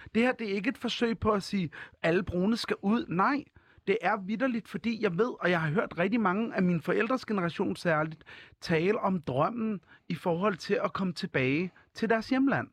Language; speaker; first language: Danish; early bilingual, other home language; Arabic